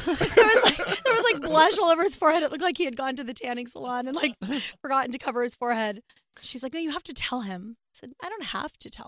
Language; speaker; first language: English; native; English